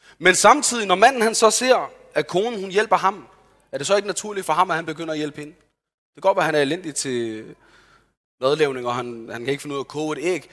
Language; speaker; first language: Danish; early bilingual, other home language; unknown